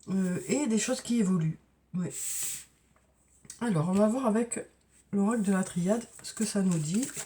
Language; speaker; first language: French; native; French